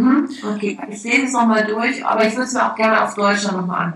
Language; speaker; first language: German; native; German